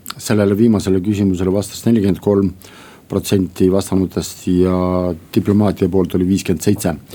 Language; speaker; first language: Estonian; non-native, local second language; Russian